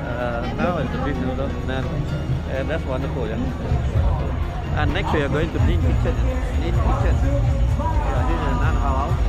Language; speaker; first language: English; non-native, local second language; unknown